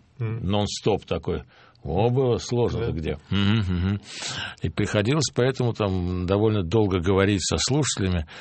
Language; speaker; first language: Russian; native; Russian